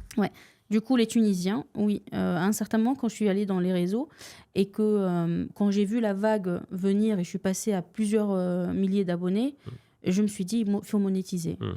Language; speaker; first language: French; non-native, local second language; Arabic